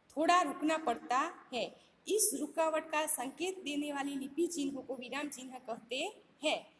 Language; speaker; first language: Hindi; non-native, local second language; Gujarati